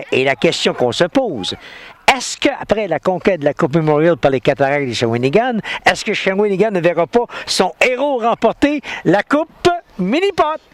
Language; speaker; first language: French; native; French